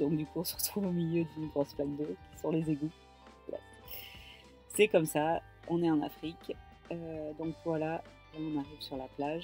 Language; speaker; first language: French; native; French